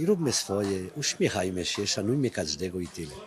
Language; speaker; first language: Polish; non-native, fluent; French